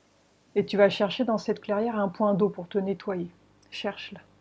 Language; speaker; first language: French; native; French